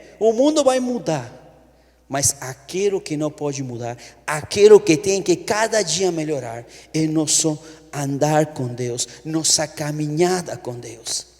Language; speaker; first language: Portuguese; non-native, fluent; Spanish